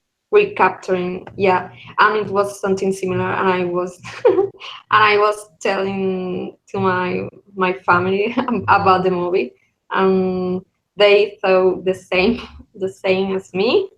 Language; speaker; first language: English; non-native, learner; Spanish